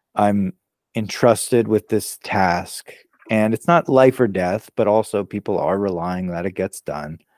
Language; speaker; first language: English; native; English